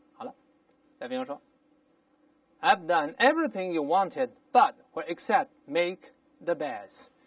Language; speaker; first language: English; non-native, fluent; Chinese